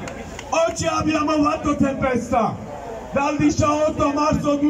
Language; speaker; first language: Italian; non-native, learner; Kurdish